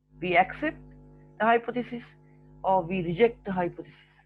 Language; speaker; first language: English; non-native, local second language; Sinhala